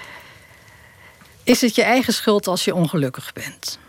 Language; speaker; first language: Dutch; native; Dutch